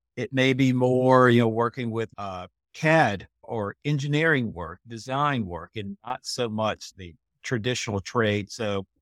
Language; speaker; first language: English; native; English